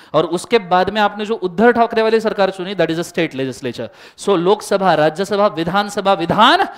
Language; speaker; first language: Hindi; non-native, local second language; Marathi